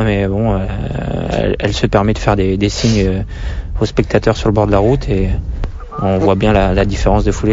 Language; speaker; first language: French; native; French